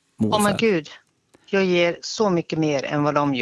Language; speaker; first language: Swedish; native; Swedish